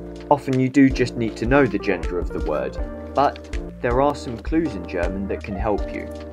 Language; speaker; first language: English; native; English